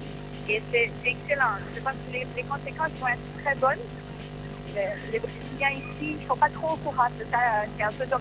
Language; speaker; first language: French; non-native, fluent; Portuguese